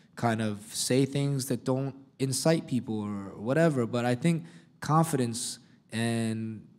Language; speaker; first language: English; native; English